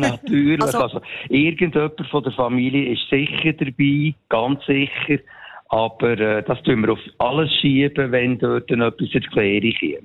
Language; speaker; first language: German; native; German